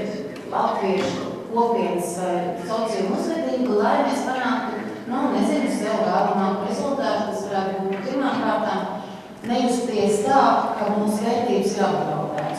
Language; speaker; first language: Latvian; native; Latvian